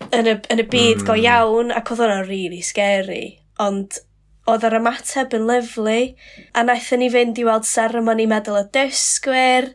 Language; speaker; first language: Welsh; non-native, fluent; English